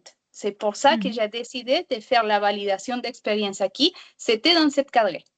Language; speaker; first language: French; non-native, learner; Spanish